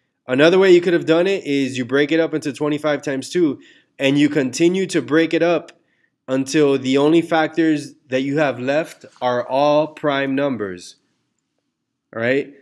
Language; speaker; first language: English; early bilingual, other home language; Spanish